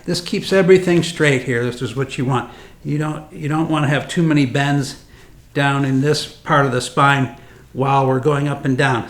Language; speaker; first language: English; native; English